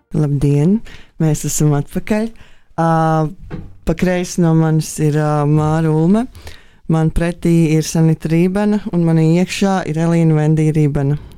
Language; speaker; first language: Latvian; native; Latvian